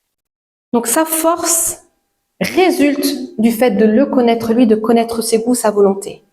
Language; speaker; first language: French; native; French